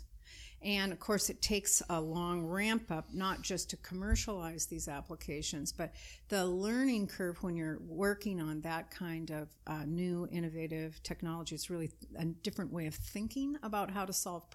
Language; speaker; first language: English; native; English